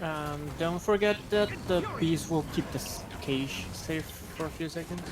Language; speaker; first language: English; native; English